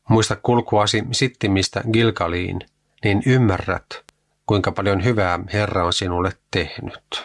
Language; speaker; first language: Finnish; native; Finnish